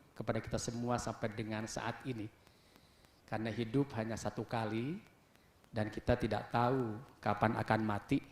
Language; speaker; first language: Indonesian; non-native, local second language; Sundanese